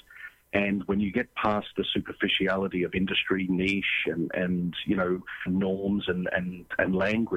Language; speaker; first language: English; native; English